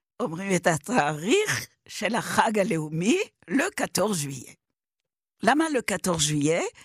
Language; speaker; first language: Hebrew; non-native, fluent; French